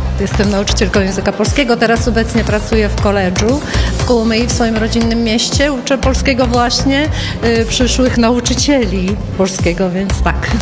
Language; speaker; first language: Polish; early bilingual, heritage; Polish